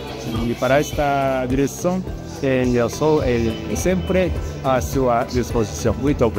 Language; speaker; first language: Portuguese; non-native, fluent; Japanese